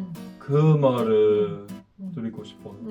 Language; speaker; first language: Korean; non-native, fluent; English